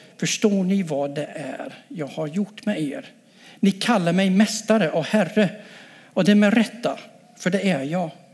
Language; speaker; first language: Swedish; non-native, fluent; English